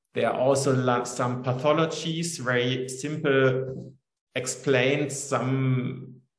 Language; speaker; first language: English; non-native, fluent; German